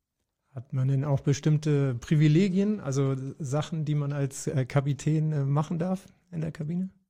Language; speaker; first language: German; native; German